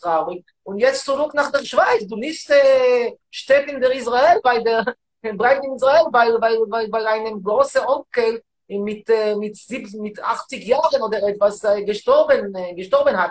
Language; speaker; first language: German; non-native, learner; Hebrew